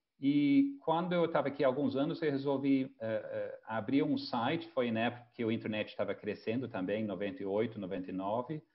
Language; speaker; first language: Portuguese; non-native, fluent; English